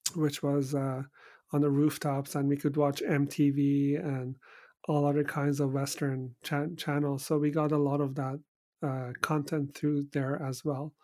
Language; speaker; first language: English; early bilingual, other home language; Persian